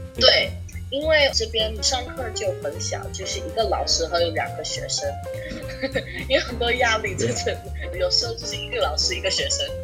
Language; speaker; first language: Chinese; non-native, fluent; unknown